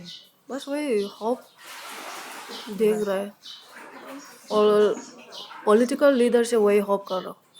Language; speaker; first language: Hindi; non-native, local second language; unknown